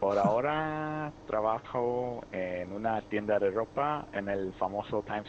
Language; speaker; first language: Spanish; early bilingual, heritage; Spanish